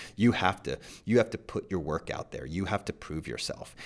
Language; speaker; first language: English; native; English